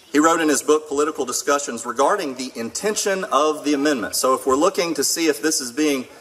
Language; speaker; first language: English; native; English